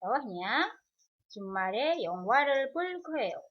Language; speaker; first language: Korean; non-native, fluent; Indonesian